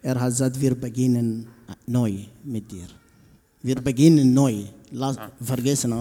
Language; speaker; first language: German; non-native, learner; Arabic